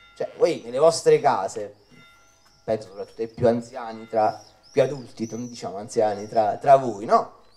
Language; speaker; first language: Italian; native; Italian